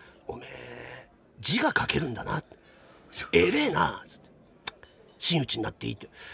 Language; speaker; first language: Japanese; native; Japanese